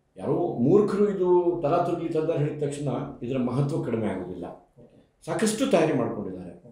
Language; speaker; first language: Kannada; native; Kannada